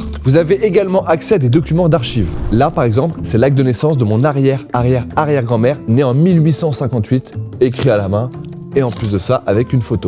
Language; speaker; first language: French; native; French